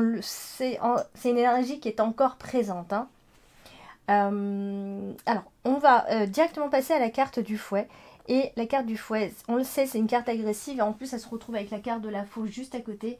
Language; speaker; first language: French; native; French